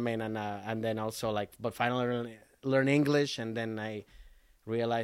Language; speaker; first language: English; early bilingual, other home language; Spanish